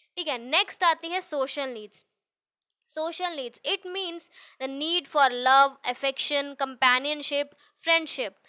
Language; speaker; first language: Hindi; native; Hindi